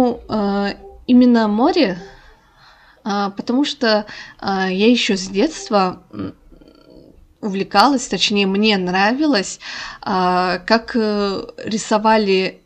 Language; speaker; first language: Russian; non-native, local second language; Kazakh